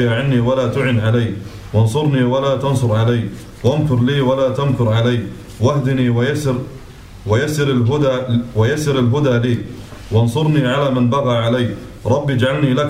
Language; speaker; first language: Arabic; native; Arabic